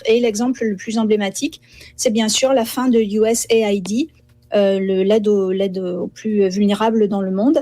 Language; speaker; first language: French; native; French